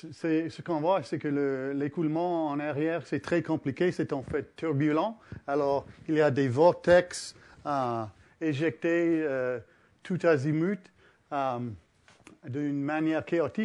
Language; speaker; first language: French; early bilingual, heritage; English